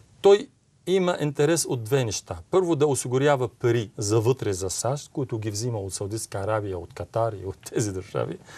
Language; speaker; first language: Bulgarian; non-native, fluent; Arabic